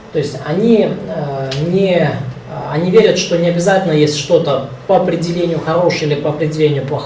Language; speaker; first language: Russian; native; Russian